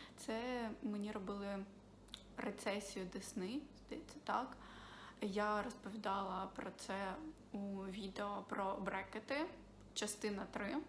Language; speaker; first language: Ukrainian; non-native, local second language; Russian